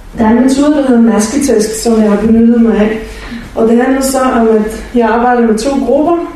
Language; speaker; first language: Danish; non-native, fluent; Bulgarian